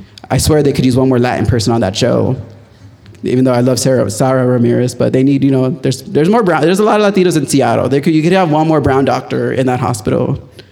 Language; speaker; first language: English; early bilingual, other home language; Spanish